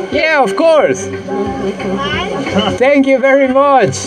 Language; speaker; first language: English; non-native, learner; Spanish